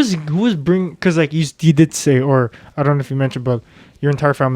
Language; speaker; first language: English; native; English